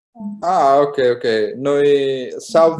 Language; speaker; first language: English; non-native, learner; Italian